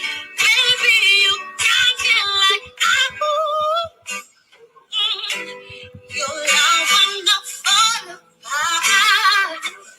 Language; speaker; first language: English; native; English